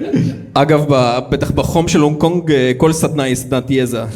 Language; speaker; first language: Hebrew; native; Hebrew